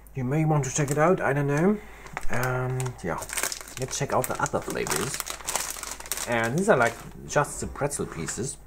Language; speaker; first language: English; non-native, fluent; German